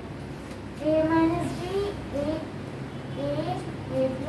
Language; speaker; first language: English; non-native, learner; Hindi